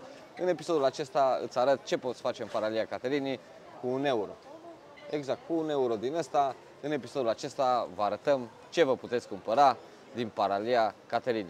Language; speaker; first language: Romanian; native; Romanian